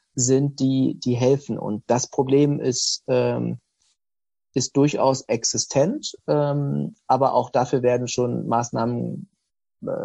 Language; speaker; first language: German; native; German